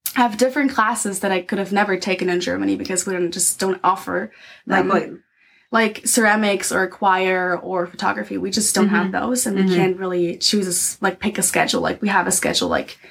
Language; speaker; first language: English; non-native, fluent; German